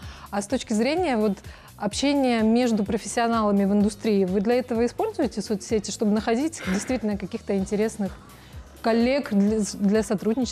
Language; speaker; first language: Russian; native; Russian